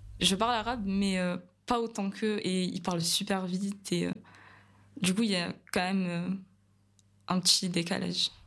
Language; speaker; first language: French; native; French